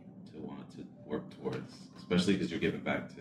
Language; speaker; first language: English; early bilingual, other home language; Spanish